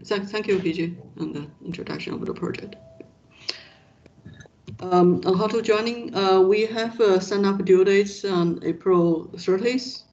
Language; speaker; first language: English; non-native, fluent; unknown